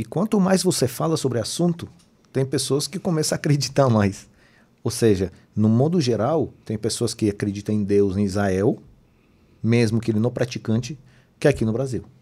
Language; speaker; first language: Portuguese; non-native, fluent; Hebrew